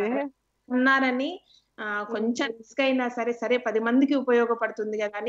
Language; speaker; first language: Telugu; native; Telugu